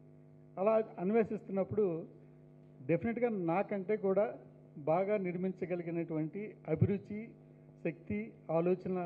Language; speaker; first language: Telugu; native; Telugu